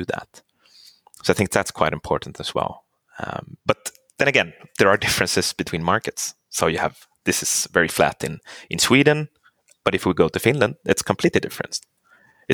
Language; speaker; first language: English; non-native, fluent; Swedish